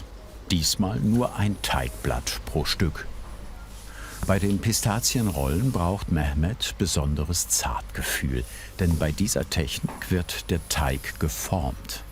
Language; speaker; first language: German; native; German